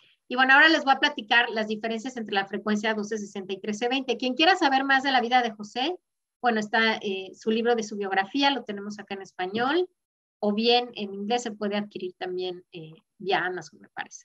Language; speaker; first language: Spanish; native; Spanish